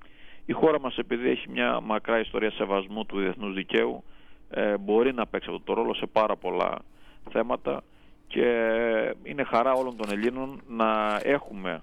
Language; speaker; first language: Greek; native; Greek